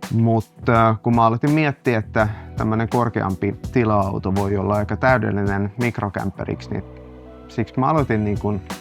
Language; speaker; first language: Finnish; non-native, local second language; Swedish